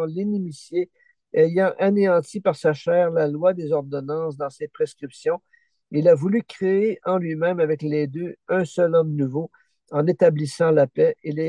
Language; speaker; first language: French; native; French